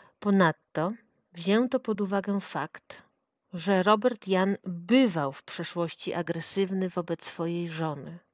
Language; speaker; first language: Polish; native; Polish